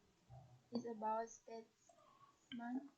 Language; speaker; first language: English; non-native, learner; Indonesian